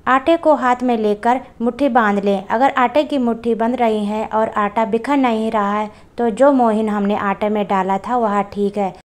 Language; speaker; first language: Hindi; native; Hindi